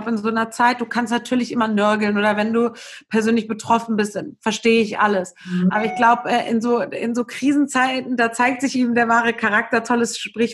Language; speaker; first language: German; native; German